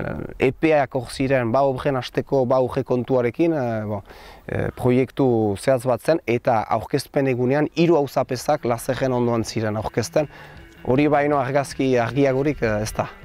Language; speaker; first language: Basque; native; Basque